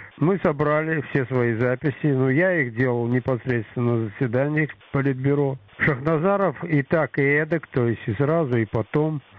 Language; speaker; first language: Russian; native; Russian